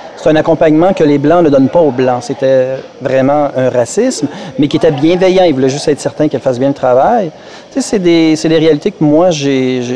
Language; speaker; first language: French; native; French